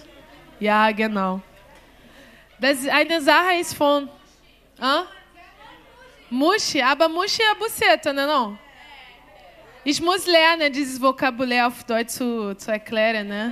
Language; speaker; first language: German; non-native, learner; Portuguese